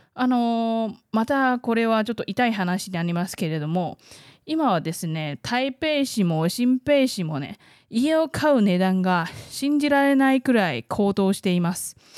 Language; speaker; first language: Japanese; non-native, fluent; Chinese